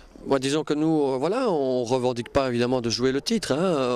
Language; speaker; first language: French; native; French